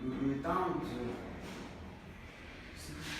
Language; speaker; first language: French; non-native, learner; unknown